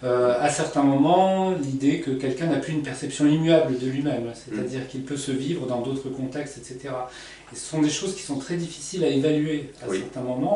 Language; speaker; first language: French; native; French